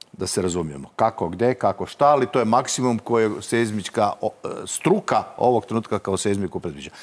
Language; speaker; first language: Croatian; native; Croatian